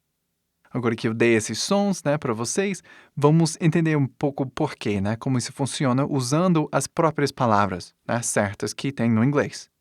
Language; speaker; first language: Portuguese; non-native, fluent; English